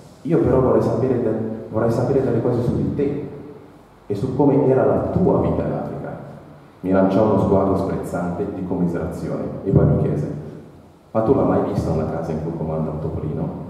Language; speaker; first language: Italian; native; Italian